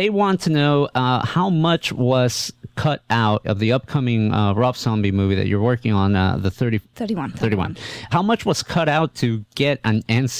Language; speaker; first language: English; native; English